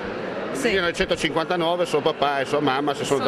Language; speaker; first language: Italian; native; Italian